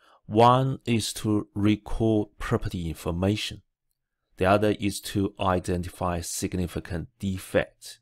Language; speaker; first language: English; non-native, fluent; Chinese